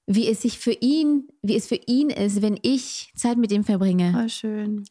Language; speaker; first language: German; non-native, fluent; French